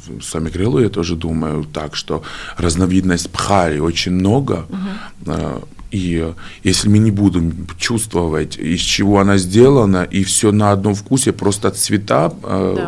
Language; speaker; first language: Russian; non-native, fluent; Georgian